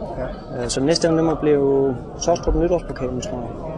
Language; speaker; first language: Danish; native; Danish